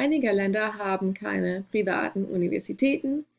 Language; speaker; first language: German; non-native, fluent; English